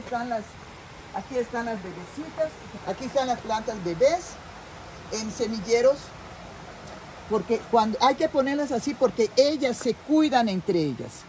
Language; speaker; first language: Spanish; native; Spanish